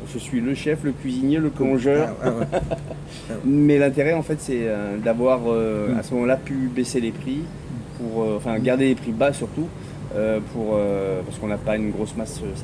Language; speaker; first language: French; native; French